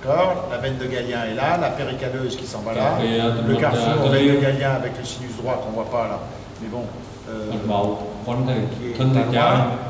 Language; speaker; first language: French; native; French